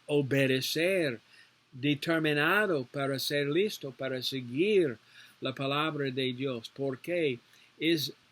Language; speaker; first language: Spanish; non-native, learner; English